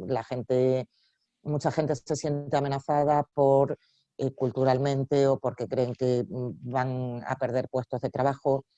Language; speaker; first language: Spanish; native; Spanish